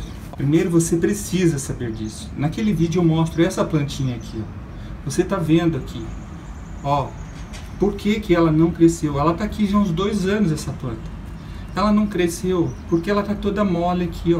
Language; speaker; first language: Portuguese; native; Portuguese